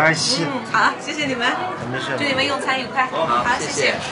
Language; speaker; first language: Chinese; non-native, local second language; Uyghur